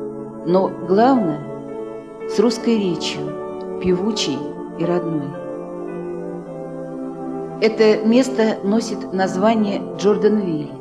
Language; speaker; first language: Russian; native; Russian